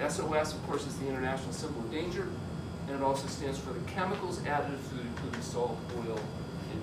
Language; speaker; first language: English; native; English